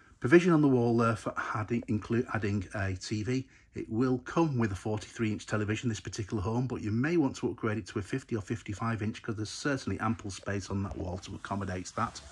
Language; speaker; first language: English; native; English